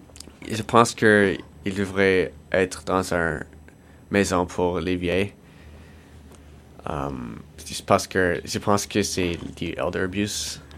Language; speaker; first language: French; non-native, local second language; English